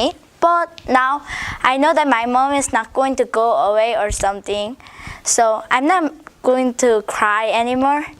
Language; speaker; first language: English; non-native, learner; Korean